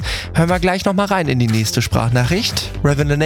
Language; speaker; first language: German; native; German